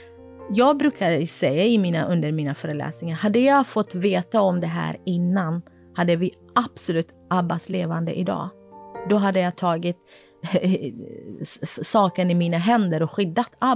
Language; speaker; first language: Swedish; non-native, fluent; Kurdish